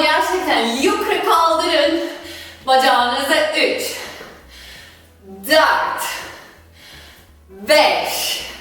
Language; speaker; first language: Turkish; non-native, fluent; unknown